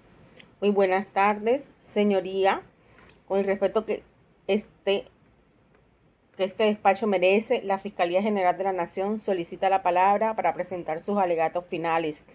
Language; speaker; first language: Spanish; native; Spanish